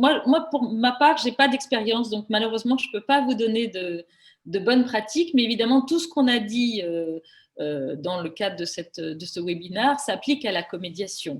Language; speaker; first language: French; native; French